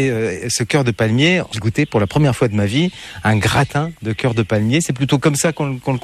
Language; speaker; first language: French; native; French